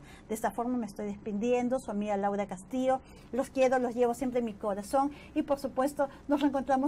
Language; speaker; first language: Spanish; native; Spanish